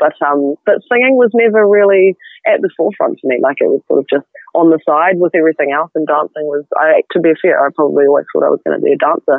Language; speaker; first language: English; native; English